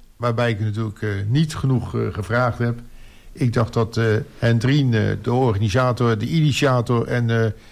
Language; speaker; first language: Dutch; native; Dutch